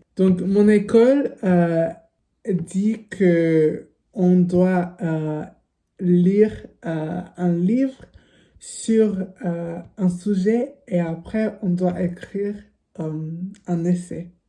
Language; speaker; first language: French; non-native, learner; English